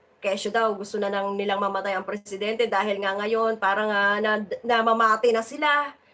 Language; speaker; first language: Filipino; native; Filipino